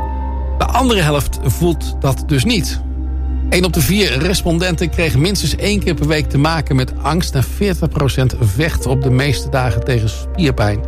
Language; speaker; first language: Dutch; native; Dutch